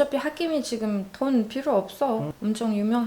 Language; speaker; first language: Korean; non-native, learner; Arabic